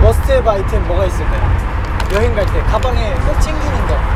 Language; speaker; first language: Korean; native; Korean